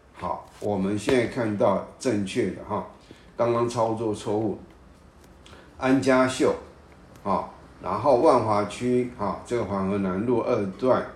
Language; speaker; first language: Chinese; native; Chinese